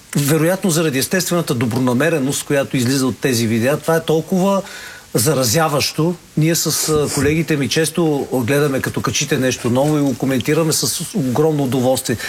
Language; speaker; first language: Bulgarian; native; Bulgarian